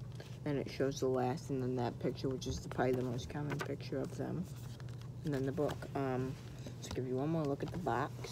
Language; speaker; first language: English; native; English